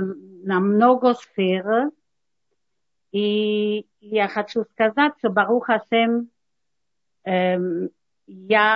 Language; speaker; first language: Russian; non-native, learner; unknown